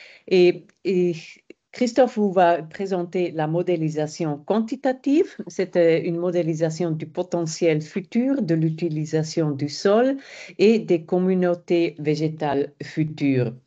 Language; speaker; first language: French; non-native, fluent; German